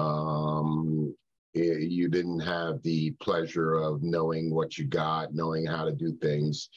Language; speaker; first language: English; native; English